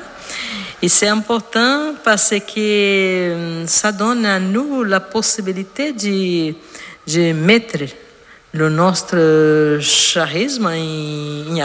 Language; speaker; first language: French; non-native, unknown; Portuguese